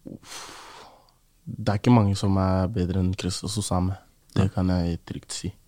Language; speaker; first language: Norwegian; early bilingual, other home language; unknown